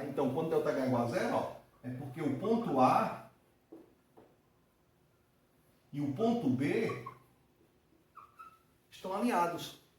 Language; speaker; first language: Portuguese; native; Portuguese